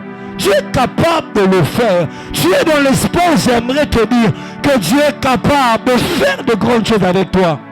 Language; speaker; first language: French; non-native, local second language; Lingala